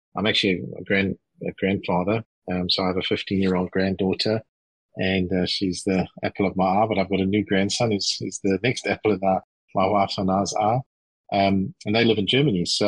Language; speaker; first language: English; native; English